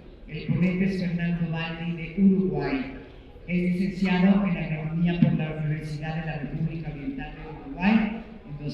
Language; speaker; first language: Spanish; native; Spanish